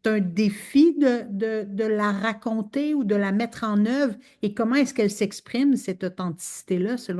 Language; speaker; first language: French; native; French